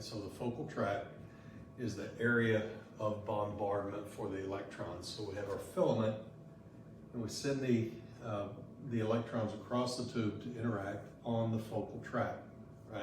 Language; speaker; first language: English; native; English